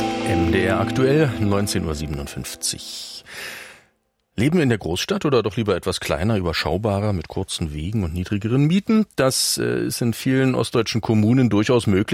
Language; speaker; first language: German; native; German